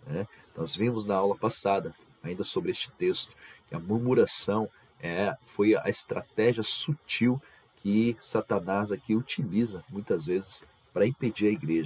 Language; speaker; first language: Portuguese; native; Portuguese